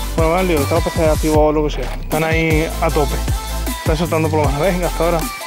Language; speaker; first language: Spanish; native; Spanish